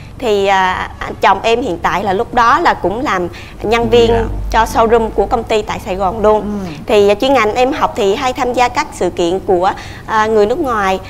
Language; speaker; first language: Vietnamese; native; Vietnamese